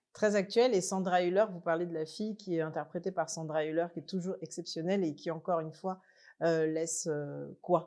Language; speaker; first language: French; native; French